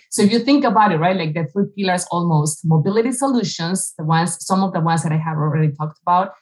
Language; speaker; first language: English; non-native, fluent; Spanish